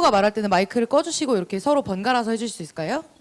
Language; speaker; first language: Korean; native; Korean